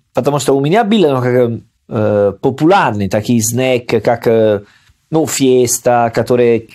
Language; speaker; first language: Russian; non-native, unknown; Italian